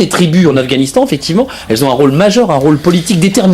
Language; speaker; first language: French; native; French